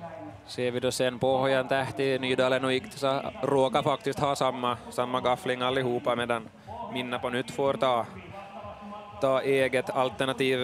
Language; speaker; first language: Swedish; native; Swedish